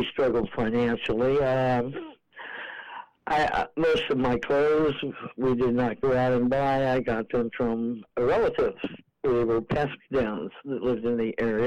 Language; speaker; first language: English; native; English